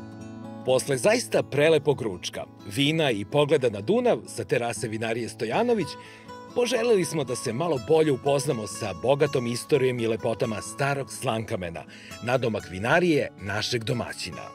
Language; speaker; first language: Serbian; native; Serbian